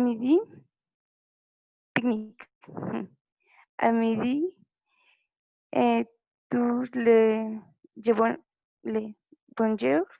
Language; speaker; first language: French; non-native, learner; Spanish